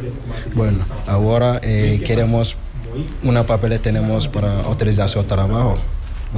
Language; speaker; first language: Spanish; non-native, learner; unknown